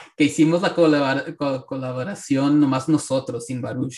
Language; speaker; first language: Spanish; early bilingual, heritage; Spanish